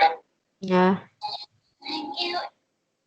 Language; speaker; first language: English; non-native, learner; Vietnamese